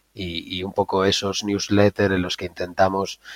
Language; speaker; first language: Spanish; native; Spanish